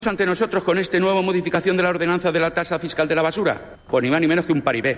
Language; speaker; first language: Spanish; native; Spanish